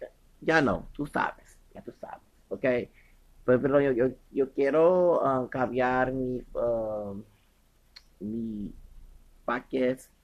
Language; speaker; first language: Spanish; non-native, learner; English